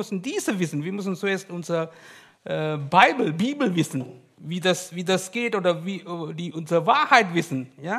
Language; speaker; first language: German; non-native, learner; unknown